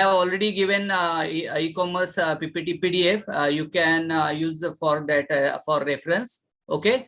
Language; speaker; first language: English; non-native, local second language; Marathi